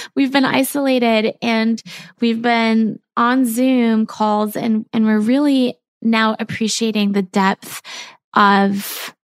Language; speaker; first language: English; native; English